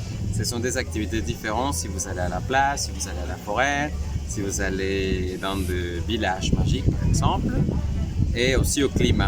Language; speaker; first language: French; non-native, fluent; Spanish